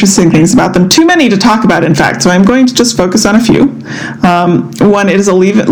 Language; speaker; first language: English; native; English